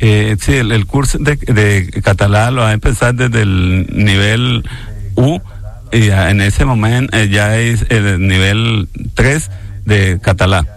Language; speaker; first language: Catalan; non-native, learner; Spanish